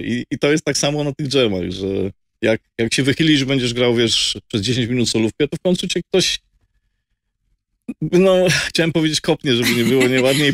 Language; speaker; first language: Polish; native; Polish